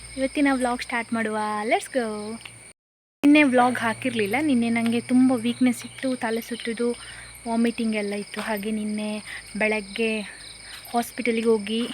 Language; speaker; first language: Kannada; native; Kannada